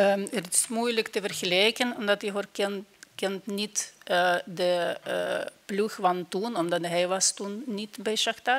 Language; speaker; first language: Dutch; non-native, fluent; Ukrainian